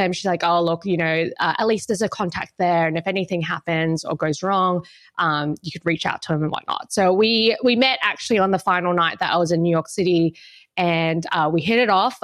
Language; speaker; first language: English; native; English